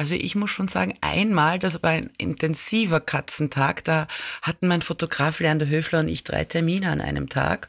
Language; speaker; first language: German; native; German